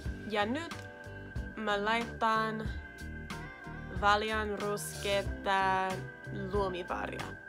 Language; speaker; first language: Finnish; non-native, learner; English